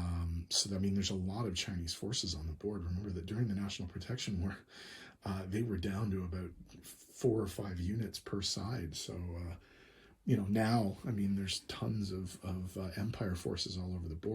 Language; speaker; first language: English; native; English